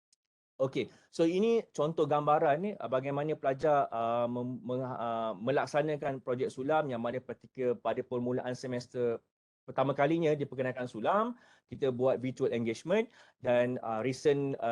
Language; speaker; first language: Malay; native; Malay